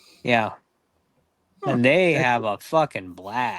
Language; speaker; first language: English; native; English